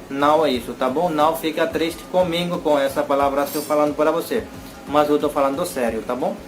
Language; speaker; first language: Portuguese; non-native, learner; Hindi